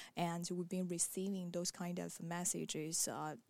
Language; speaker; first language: English; non-native, fluent; Chinese